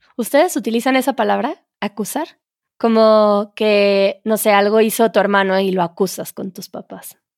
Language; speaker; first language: Spanish; native; Spanish